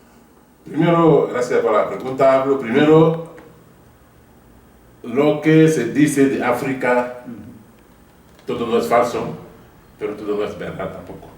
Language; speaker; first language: Spanish; non-native, fluent; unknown